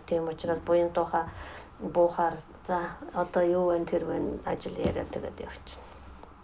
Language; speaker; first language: Mongolian; non-native, fluent; Russian